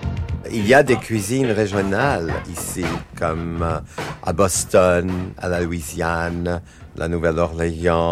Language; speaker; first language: French; non-native, fluent; English